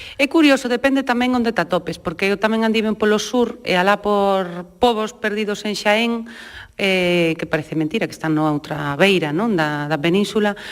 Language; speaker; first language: Galician; native; Galician